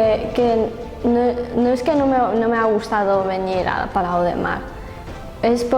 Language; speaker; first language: Spanish; non-native, learner; Chinese